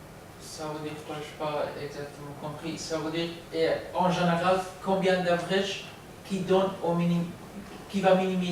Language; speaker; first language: French; non-native, learner; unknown